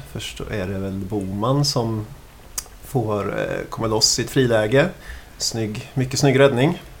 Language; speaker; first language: Swedish; native; Swedish